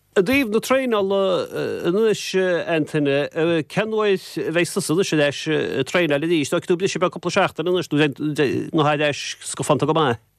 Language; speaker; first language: Irish; native; Irish